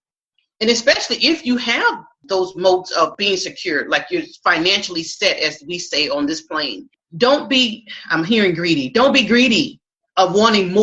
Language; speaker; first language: English; native; English